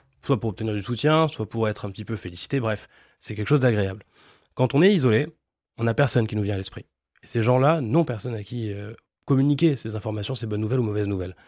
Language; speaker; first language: French; native; French